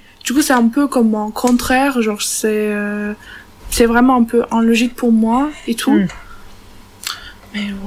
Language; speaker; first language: French; non-native, learner; Turkish